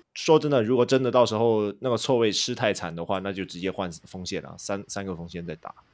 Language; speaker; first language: Chinese; non-native, local second language; Cantonese